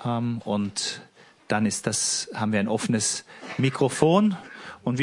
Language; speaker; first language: German; native; German